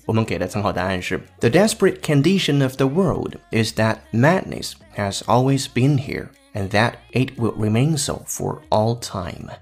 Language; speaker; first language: English; non-native, fluent; Chinese